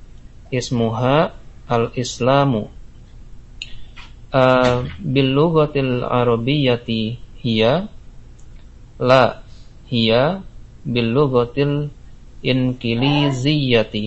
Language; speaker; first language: Arabic; non-native, learner; Indonesian